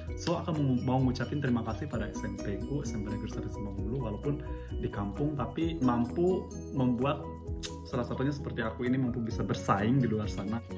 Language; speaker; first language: Indonesian; non-native, local second language; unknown